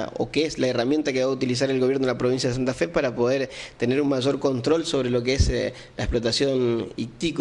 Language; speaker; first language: Spanish; native; Spanish